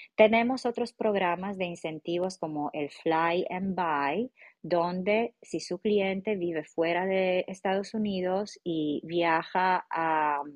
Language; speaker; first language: Spanish; non-native, fluent; Romanian